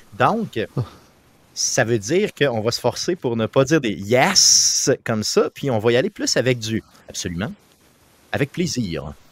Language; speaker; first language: French; native; French